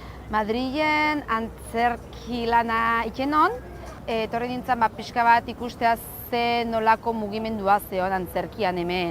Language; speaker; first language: Basque; non-native, local second language; Spanish